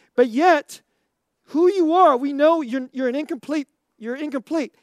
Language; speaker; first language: English; native; English